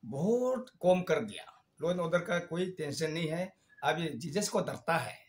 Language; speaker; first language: Hindi; non-native, local second language; Nyishi